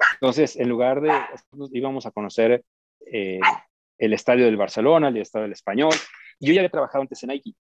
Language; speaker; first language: Spanish; native; Spanish